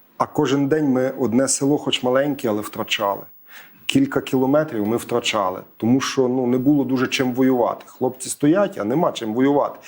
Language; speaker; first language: Ukrainian; native; Ukrainian